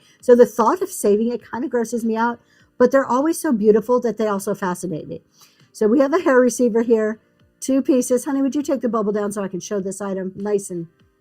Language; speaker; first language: English; native; English